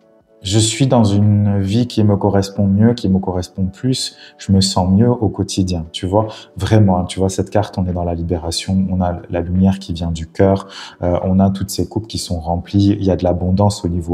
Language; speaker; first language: French; native; French